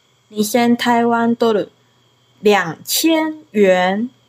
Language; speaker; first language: Japanese; non-native, fluent; Chinese